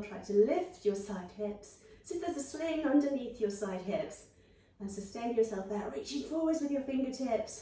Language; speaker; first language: English; native; English